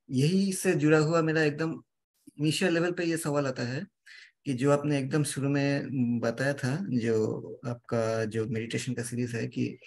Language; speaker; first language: Hindi; non-native, local second language; Bangla